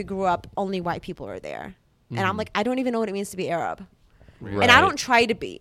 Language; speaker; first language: English; early bilingual, other home language; Arabic